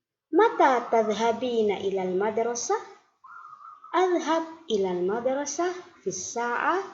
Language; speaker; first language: Arabic; non-native, fluent; Indonesian